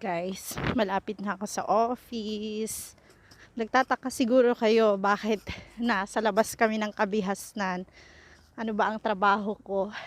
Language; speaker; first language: Filipino; native; Filipino